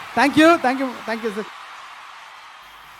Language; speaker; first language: Tamil; native; Tamil